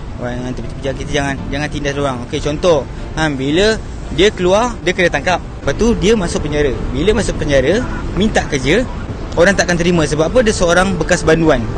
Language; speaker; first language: Malay; native; Malay